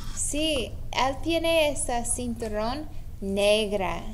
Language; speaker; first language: Spanish; non-native, learner; English